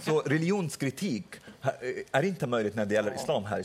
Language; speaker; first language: Swedish; non-native, fluent; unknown